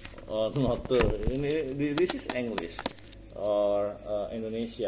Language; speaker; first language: English; non-native, learner; Indonesian